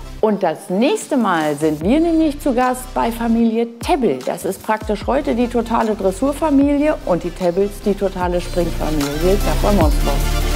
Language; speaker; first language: German; native; German